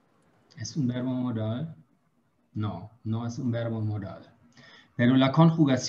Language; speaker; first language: Spanish; non-native, fluent; German